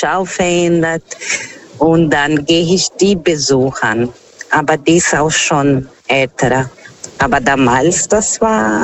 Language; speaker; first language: German; non-native, fluent; Portuguese